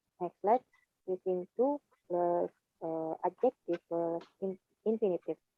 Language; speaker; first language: English; non-native, learner; Indonesian